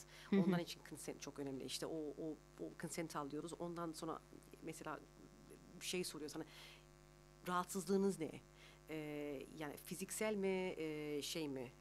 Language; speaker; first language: Turkish; early bilingual, heritage; Turkish